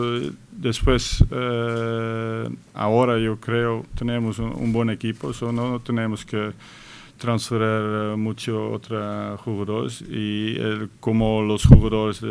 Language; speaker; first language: Spanish; non-native, fluent; Dutch